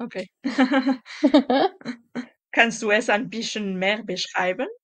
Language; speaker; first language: German; non-native, local second language; French